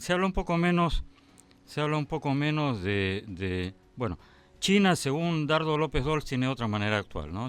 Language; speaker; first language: Spanish; native; Spanish